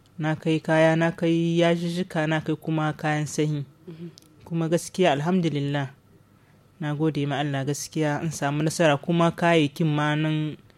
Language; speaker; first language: Hausa; native; Hausa